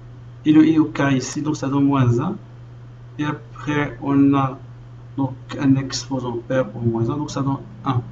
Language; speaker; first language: French; non-native, local second language; Arabic